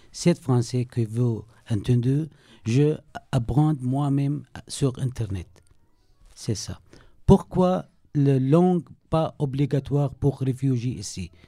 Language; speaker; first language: French; non-native, learner; Arabic